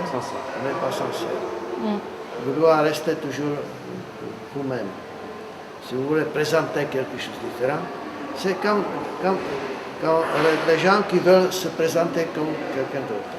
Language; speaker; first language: French; non-native, fluent; Czech